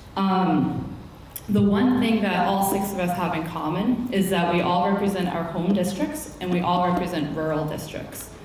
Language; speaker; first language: English; native; English